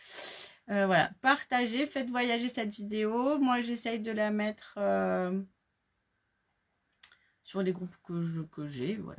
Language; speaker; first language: French; native; French